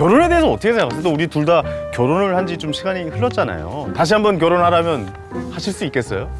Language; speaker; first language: Korean; native; Korean